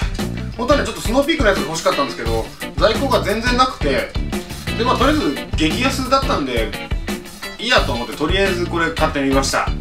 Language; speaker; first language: Japanese; native; Japanese